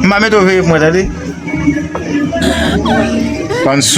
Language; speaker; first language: Haitian Creole; native; Haitian Creole